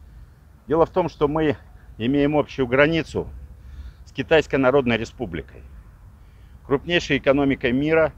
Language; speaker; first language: Russian; native; Russian